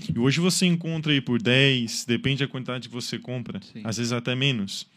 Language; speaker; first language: Portuguese; native; Portuguese